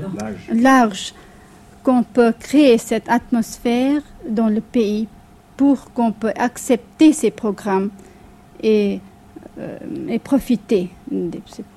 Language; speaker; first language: French; non-native, fluent; Hindi